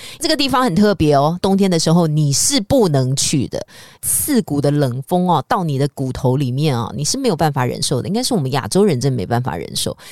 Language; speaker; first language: Chinese; native; Chinese